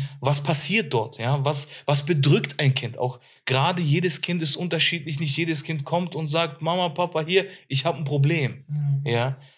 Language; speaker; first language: German; early bilingual, other home language; Arabic